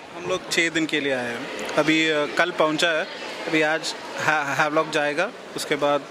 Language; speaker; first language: Hindi; non-native, local second language; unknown